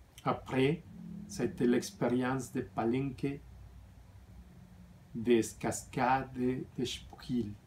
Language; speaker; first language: French; non-native, fluent; Spanish